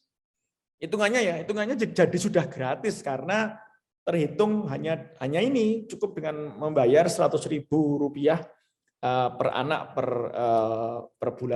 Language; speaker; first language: Indonesian; native; Indonesian